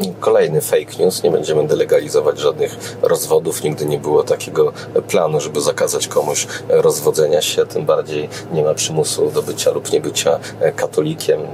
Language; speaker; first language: Polish; native; Polish